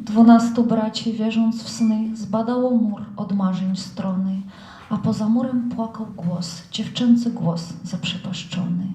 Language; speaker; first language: Polish; non-native, fluent; Russian